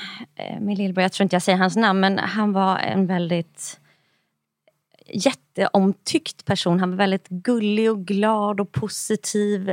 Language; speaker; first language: Swedish; native; Swedish